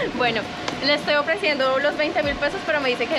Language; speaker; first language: Spanish; native; Spanish